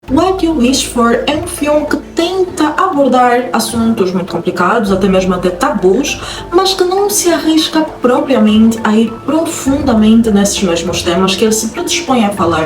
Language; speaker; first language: Portuguese; native; Portuguese